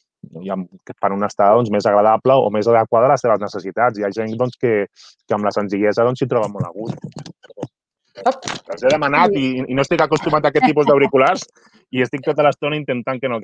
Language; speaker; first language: Catalan; native; Catalan